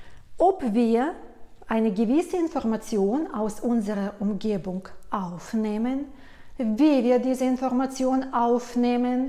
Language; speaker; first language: German; non-native, fluent; Russian